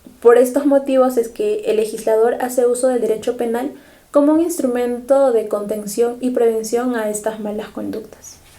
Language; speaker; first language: Spanish; native; Spanish